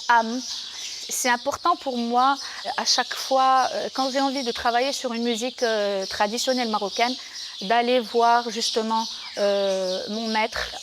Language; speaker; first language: French; non-native, local second language; Arabic